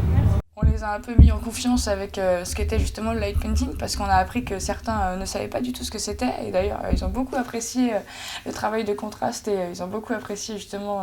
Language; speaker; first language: French; native; French